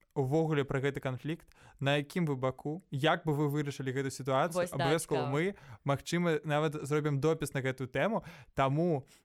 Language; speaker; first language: Belarusian; non-native, local second language; Russian